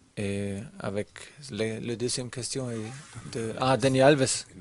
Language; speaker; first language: French; non-native, learner; German